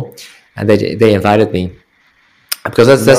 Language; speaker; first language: English; non-native, fluent; Dutch